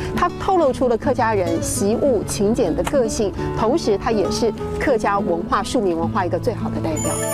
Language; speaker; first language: Chinese; native; Chinese